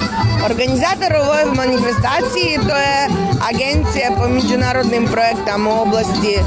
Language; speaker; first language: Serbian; non-native, fluent; Russian